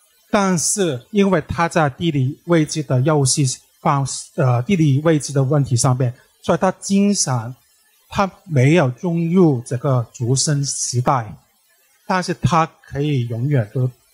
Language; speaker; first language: Chinese; native; Chinese